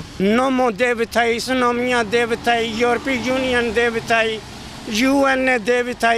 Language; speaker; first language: Greek; non-native, learner; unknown